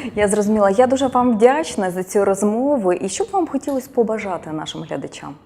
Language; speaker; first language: Ukrainian; native; Ukrainian